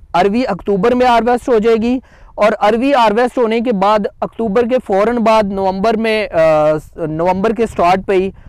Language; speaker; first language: Urdu; native; Urdu